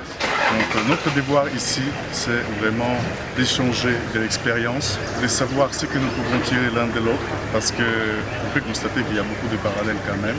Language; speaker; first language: French; non-native, fluent; Ukrainian